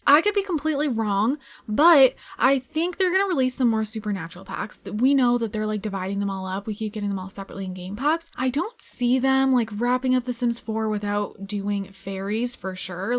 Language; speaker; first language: English; native; English